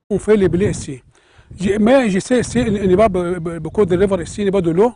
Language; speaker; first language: French; non-native, learner; Arabic